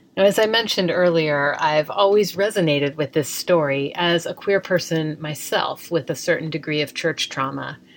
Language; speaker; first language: English; native; English